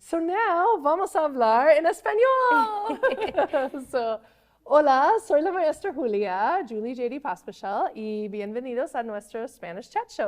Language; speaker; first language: Spanish; non-native, fluent; English